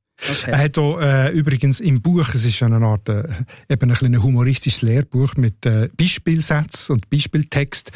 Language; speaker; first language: German; native; German